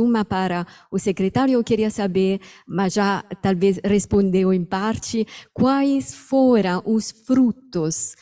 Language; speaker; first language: Portuguese; non-native, fluent; Italian